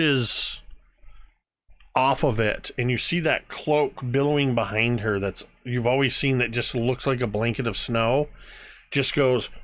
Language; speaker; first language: English; native; English